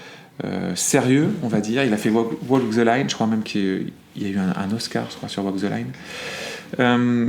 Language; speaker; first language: French; native; French